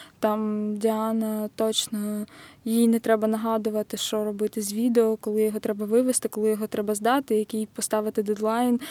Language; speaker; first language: Ukrainian; native; Ukrainian